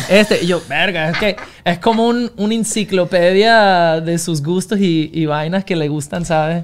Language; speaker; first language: Spanish; non-native, fluent; English